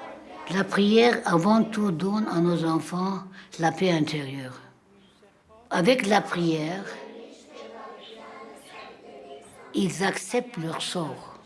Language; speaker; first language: French; non-native, fluent; Armenian